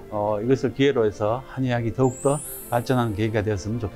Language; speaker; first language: Korean; native; Korean